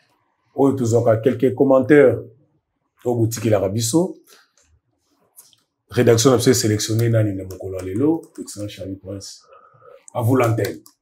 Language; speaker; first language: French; non-native, local second language; Lingala